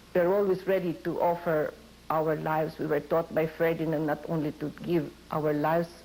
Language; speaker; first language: English; non-native, local second language; Filipino